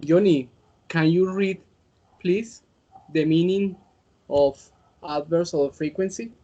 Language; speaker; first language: English; non-native, learner; Spanish